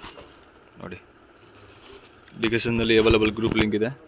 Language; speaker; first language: Kannada; non-native, local second language; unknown